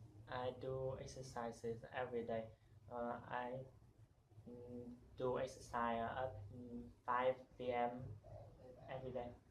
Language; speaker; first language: English; non-native, learner; Vietnamese